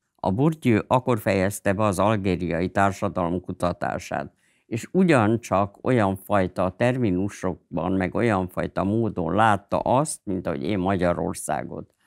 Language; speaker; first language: Hungarian; native; Hungarian